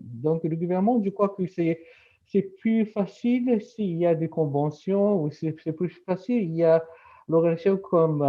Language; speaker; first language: French; non-native, fluent; Japanese